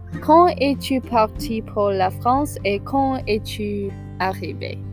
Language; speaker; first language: French; non-native, learner; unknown